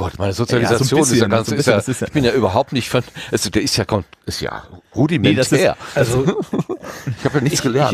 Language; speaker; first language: German; native; German